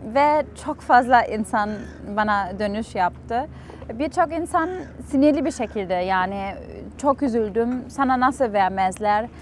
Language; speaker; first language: Turkish; non-native, fluent; German